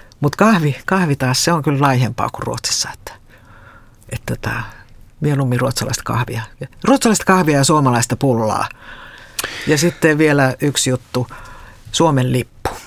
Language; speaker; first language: Finnish; native; Finnish